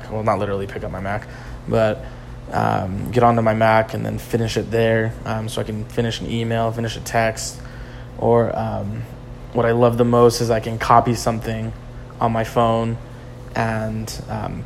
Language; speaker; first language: English; native; English